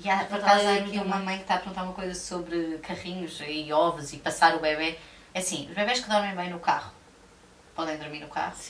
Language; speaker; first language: Portuguese; native; Portuguese